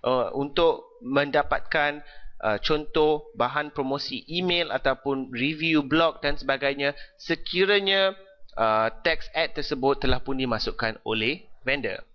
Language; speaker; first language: Malay; native; Malay